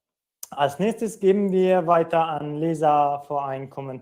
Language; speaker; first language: German; non-native, fluent; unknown